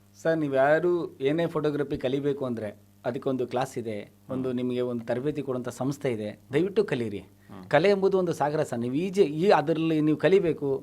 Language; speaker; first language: Kannada; non-native, local second language; Telugu